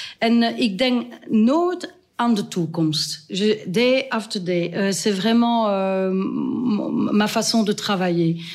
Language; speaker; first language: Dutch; non-native, local second language; French